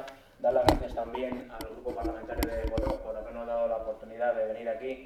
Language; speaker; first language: Spanish; native; Spanish